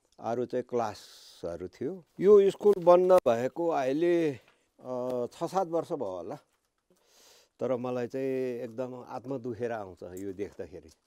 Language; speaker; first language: Nepali; non-native, local second language; Gurung